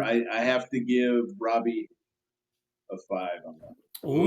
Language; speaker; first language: English; native; English